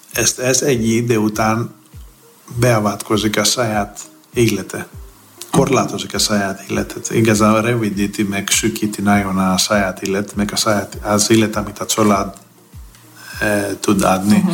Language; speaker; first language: Hungarian; non-native, fluent; Greek